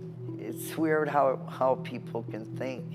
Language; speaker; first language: English; non-native, local second language; French